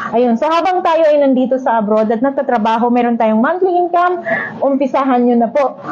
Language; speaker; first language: Filipino; non-native, local second language; Maguindanaon